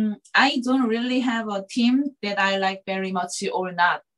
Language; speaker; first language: English; non-native, learner; Korean